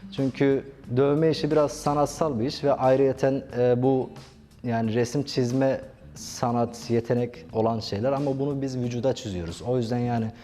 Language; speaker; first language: Turkish; native; Turkish